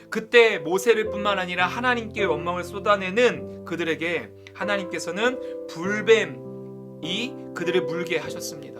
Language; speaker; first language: Korean; native; Korean